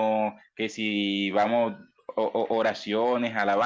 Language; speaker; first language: Spanish; native; Spanish